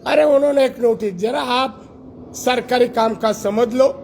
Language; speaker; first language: Hindi; non-native, local second language; Marathi